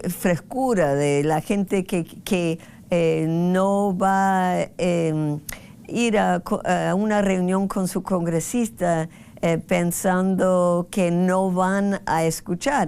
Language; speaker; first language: Spanish; non-native, fluent; English